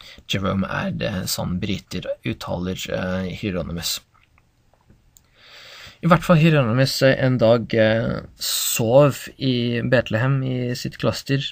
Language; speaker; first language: Norwegian; non-native, fluent; English